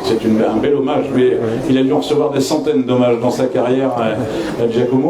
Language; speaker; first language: French; native; French